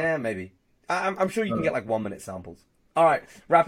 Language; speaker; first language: English; native; English